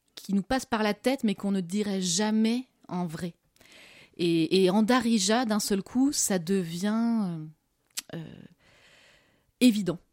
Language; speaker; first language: French; native; French